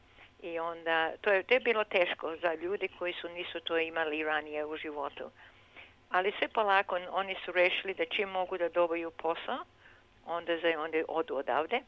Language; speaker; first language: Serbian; early bilingual, heritage; Serbian